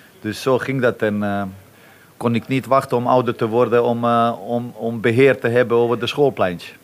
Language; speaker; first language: Dutch; non-native, fluent; Bosnian